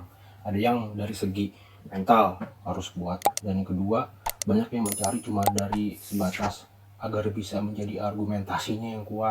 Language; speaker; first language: Indonesian; native; Indonesian